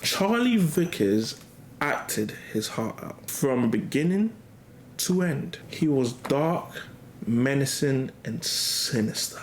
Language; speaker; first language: English; native; English